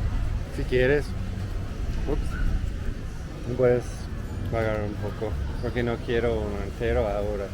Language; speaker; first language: Spanish; non-native, learner; English